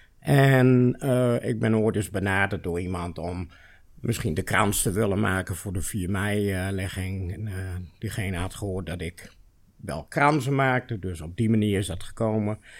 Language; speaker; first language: Dutch; native; Dutch